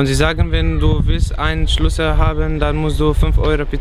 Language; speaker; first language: German; non-native, learner; Kurdish